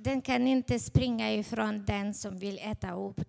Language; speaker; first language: Swedish; non-native, fluent; Ukrainian